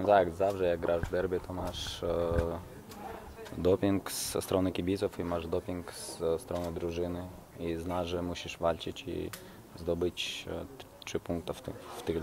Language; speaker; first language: Polish; non-native, learner; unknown